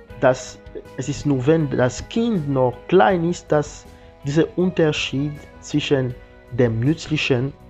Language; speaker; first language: German; non-native, learner; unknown